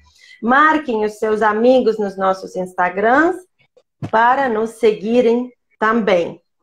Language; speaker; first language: Portuguese; non-native, fluent; Russian